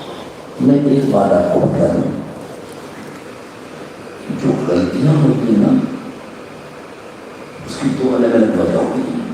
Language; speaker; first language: Urdu; native; Urdu